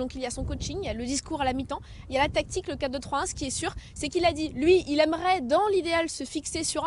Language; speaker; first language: French; native; French